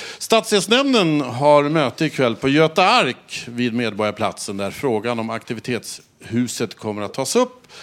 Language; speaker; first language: Swedish; native; Swedish